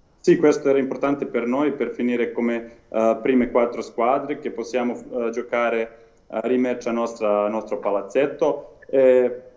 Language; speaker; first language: Italian; non-native, learner; Serbian